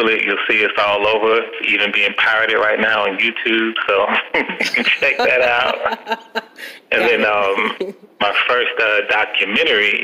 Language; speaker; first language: English; native; English